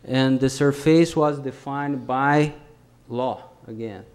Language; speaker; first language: English; non-native, fluent; Portuguese